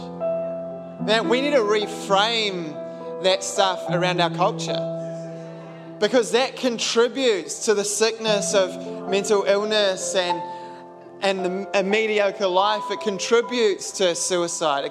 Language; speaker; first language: English; native; English